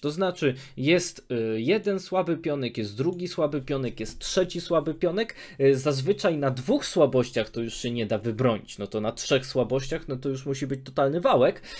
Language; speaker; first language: Polish; native; Polish